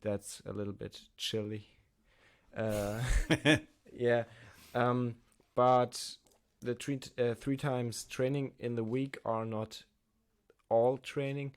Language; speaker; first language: English; non-native, learner; German